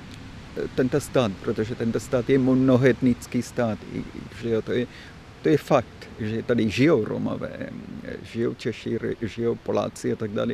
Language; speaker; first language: Czech; non-native, fluent; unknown